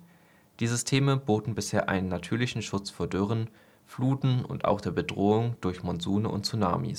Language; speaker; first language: German; native; German